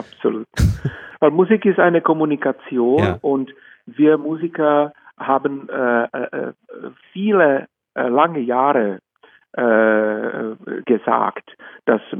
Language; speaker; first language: German; non-native, fluent; Czech